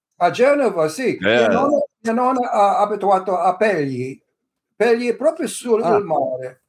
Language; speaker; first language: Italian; early bilingual, heritage; English